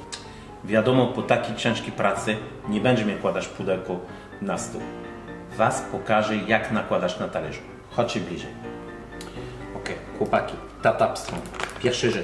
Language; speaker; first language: Polish; non-native, learner; French